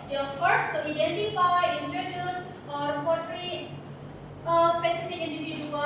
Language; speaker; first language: English; non-native, learner; Indonesian